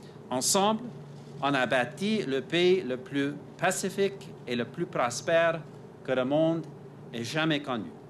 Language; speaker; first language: French; non-native, fluent; English